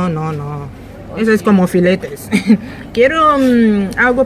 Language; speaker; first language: Spanish; non-native, fluent; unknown